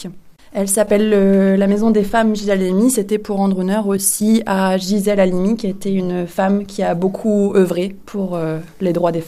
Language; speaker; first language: French; native; French